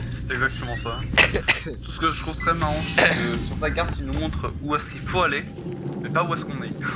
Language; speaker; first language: French; native; French